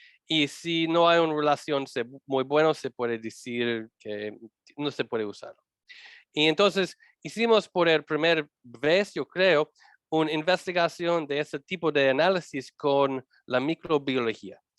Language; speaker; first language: Spanish; non-native, learner; English